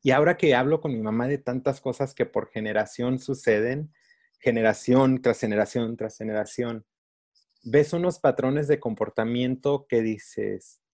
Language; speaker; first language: Spanish; early bilingual, other home language; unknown